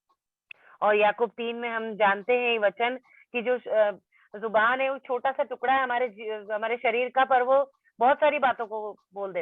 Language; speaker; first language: Hindi; native; Hindi